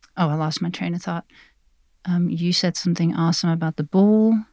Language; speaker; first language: English; non-native, fluent; Dutch